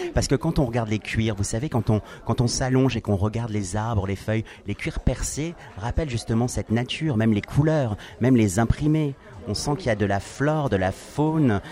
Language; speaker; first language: French; native; French